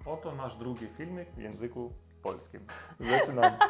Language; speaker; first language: Polish; non-native, learner; Russian